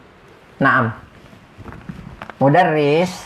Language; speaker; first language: Arabic; non-native, fluent; Indonesian